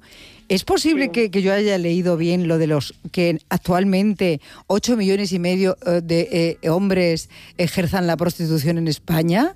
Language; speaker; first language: Spanish; native; Spanish